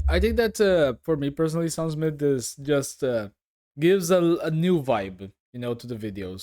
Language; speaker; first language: English; non-native, fluent; Portuguese